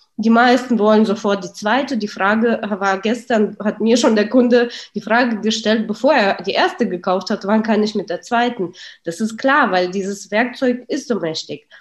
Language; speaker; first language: German; early bilingual, other home language; Russian